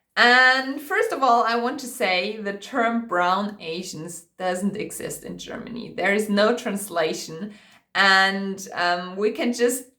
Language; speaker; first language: English; non-native, fluent; German